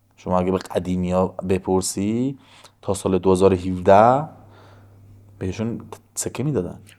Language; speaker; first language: Persian; native; Persian